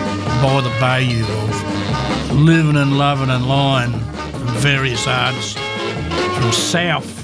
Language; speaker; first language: English; native; English